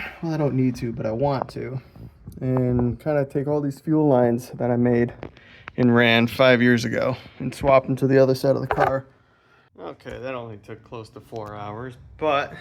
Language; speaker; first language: English; native; English